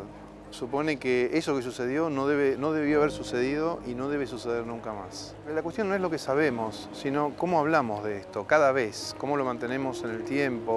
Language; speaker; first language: Spanish; native; Spanish